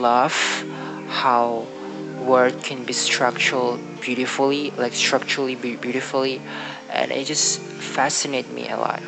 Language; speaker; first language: English; non-native, learner; Indonesian